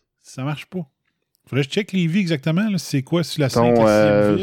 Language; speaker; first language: French; native; French